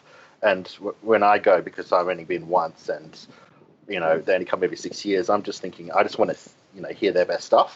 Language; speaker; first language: English; native; English